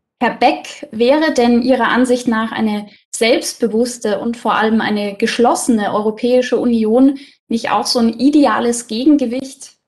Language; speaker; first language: German; native; German